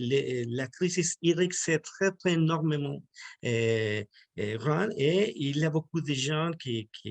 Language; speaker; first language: French; non-native, learner; Spanish